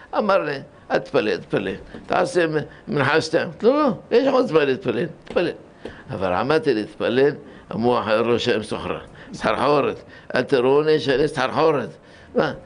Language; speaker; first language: Hebrew; early bilingual, other home language; Arabic